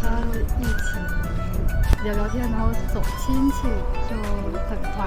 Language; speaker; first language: Chinese; non-native, fluent; Vietnamese